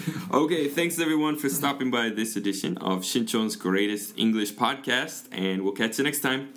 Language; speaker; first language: English; native; English